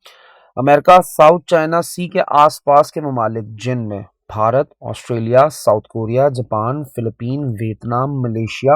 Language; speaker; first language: Urdu; native; Urdu